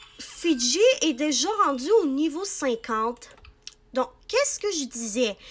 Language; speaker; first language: French; native; French